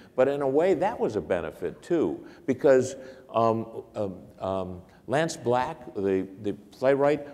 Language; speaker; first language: English; native; English